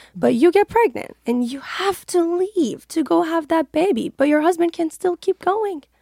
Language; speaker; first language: English; non-native, fluent; Persian